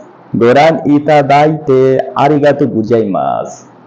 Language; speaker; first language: Japanese; non-native, learner; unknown